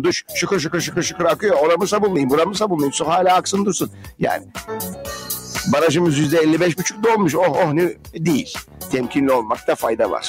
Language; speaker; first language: Turkish; native; Turkish